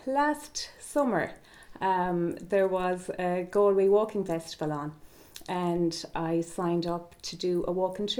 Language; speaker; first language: English; native; English